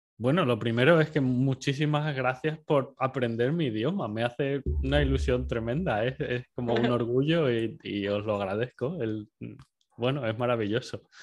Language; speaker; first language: Spanish; native; Spanish